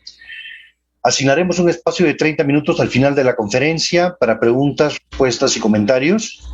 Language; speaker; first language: Spanish; native; Spanish